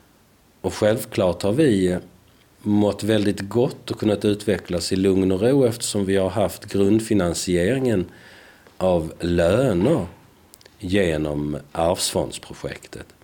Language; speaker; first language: Swedish; native; Swedish